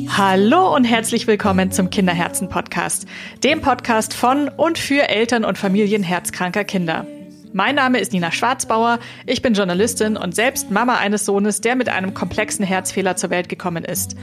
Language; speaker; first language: German; native; German